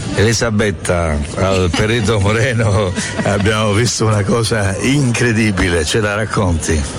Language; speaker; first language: Italian; native; Italian